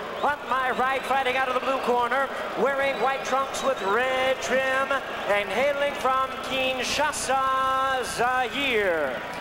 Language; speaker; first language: English; native; English